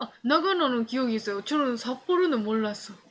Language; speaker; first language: Korean; non-native, fluent; Japanese